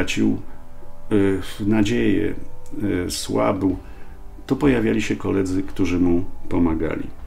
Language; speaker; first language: Polish; native; Polish